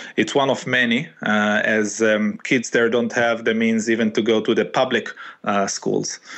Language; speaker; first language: English; non-native, fluent; Hebrew